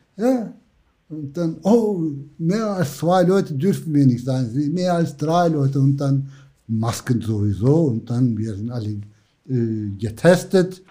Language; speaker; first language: German; non-native, fluent; Turkish